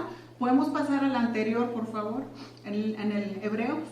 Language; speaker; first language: Spanish; native; Spanish